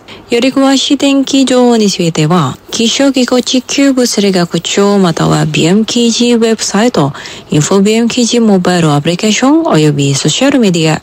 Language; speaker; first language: Japanese; non-native, fluent; Indonesian